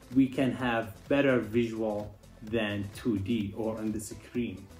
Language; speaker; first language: English; non-native, learner; Arabic